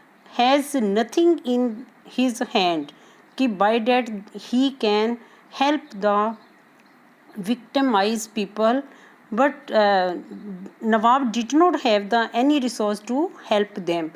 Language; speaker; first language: English; non-native, local second language; Hindi